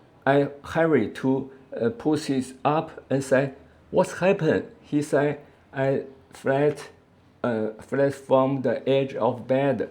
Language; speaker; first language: English; non-native, learner; Chinese